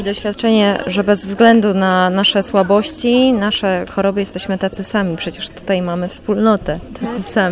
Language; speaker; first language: Polish; native; Polish